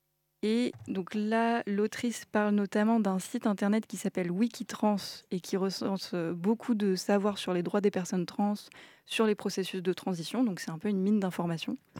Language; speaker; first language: French; native; French